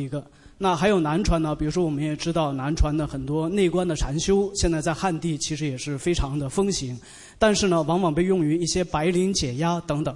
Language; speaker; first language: Chinese; native; Chinese